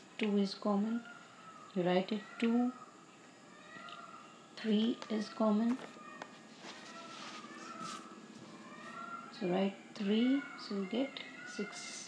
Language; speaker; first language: English; non-native, local second language; Hindi